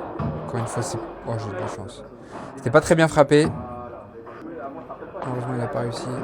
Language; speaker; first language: French; native; French